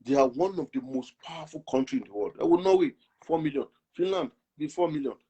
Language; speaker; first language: English; non-native, local second language; Yoruba